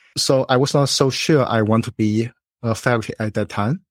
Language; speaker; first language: English; non-native, fluent; Chinese